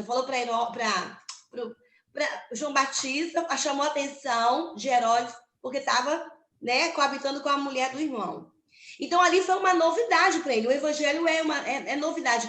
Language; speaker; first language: Portuguese; native; Portuguese